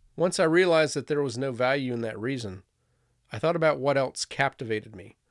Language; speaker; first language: English; native; English